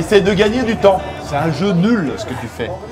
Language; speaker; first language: French; native; French